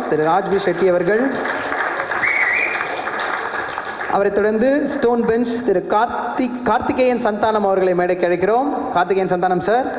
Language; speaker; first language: Tamil; native; Tamil